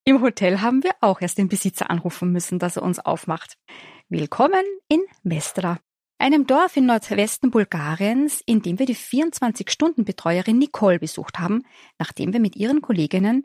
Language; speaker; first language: German; native; German